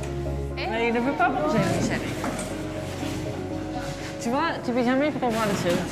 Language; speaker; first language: French; non-native, fluent; English